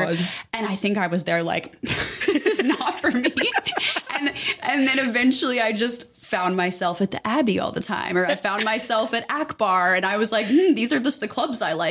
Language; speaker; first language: English; native; English